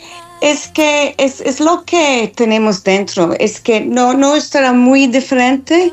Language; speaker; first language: Spanish; non-native, learner; English